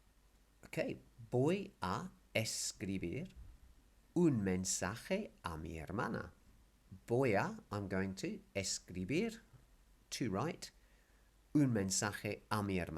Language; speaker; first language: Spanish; non-native, fluent; English